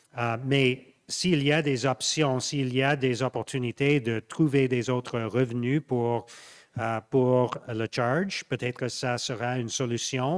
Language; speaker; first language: French; non-native, local second language; English